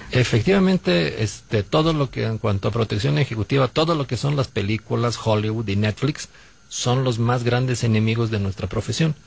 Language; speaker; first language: Spanish; non-native, fluent; Serbian